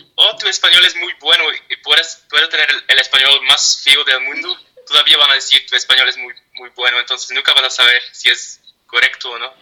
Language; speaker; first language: Spanish; non-native, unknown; Dutch